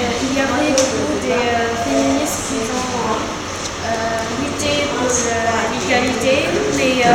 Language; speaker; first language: French; non-native, learner; Arabic